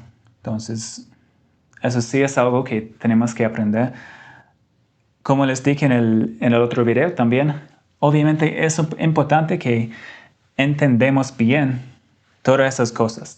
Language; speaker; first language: Spanish; non-native, fluent; English